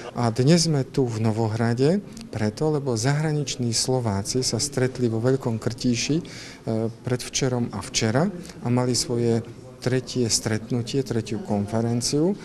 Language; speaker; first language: Slovak; native; Slovak